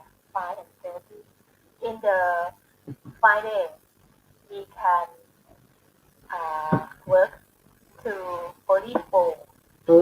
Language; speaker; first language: English; non-native, learner; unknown